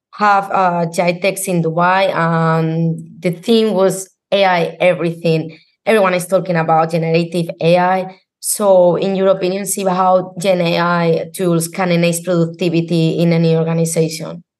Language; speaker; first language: English; non-native, fluent; Spanish